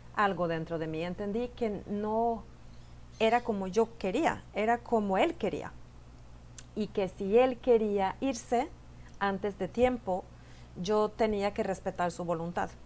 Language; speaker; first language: Spanish; non-native, fluent; Swedish